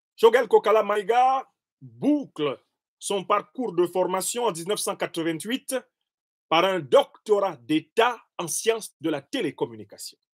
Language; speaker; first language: French; non-native, local second language; Basaa